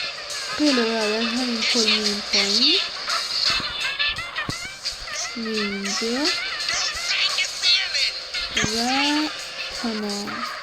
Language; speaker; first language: Persian; native; Persian